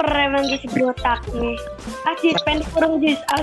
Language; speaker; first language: Indonesian; native; Indonesian